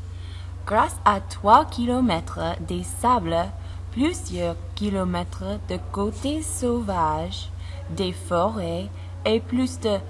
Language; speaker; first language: French; non-native, learner; English